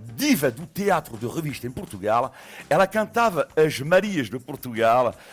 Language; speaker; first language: Portuguese; non-native, fluent; French